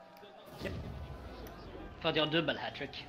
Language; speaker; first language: Swedish; native; Swedish